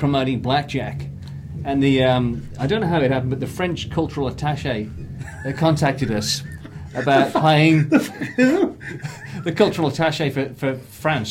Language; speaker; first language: English; native; English